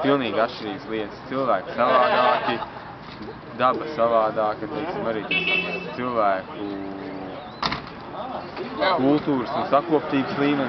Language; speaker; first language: Latvian; non-native, local second language; Russian